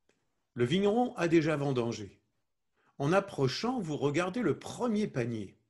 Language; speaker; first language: French; native; French